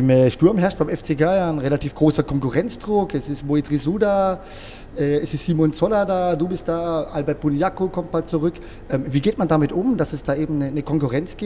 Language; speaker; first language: German; native; German